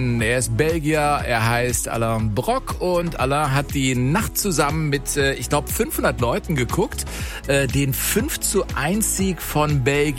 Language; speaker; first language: German; native; German